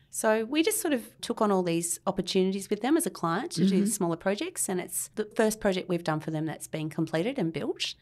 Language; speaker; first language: English; native; English